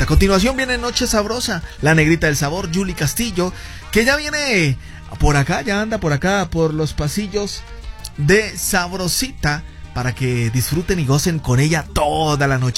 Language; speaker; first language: Spanish; native; Spanish